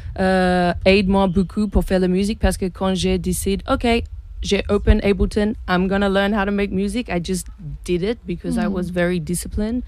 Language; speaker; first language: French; non-native, learner; English